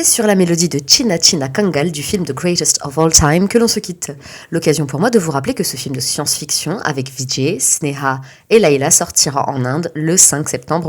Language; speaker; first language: French; native; French